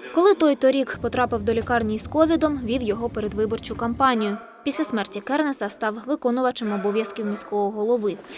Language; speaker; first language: Ukrainian; native; Ukrainian